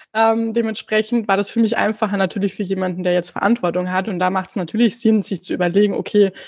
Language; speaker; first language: German; native; German